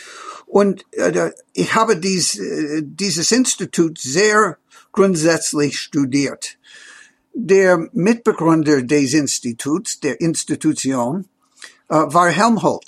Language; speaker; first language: German; non-native, fluent; English